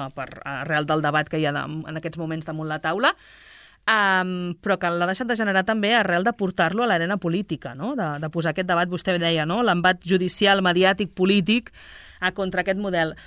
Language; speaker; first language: Catalan; native; Catalan